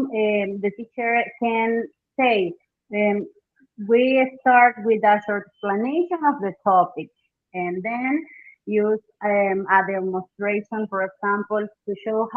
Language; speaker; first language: English; non-native, fluent; Spanish